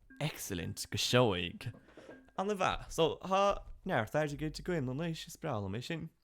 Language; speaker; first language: Irish; native; Irish